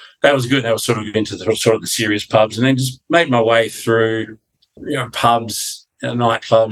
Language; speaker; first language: English; native; English